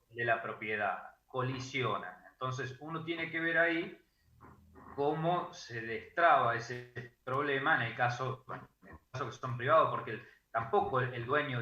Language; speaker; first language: Spanish; native; Spanish